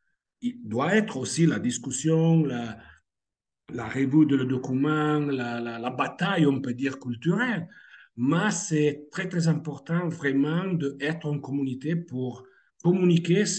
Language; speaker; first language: French; non-native, fluent; Italian